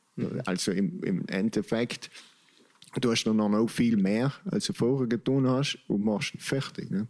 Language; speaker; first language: German; native; German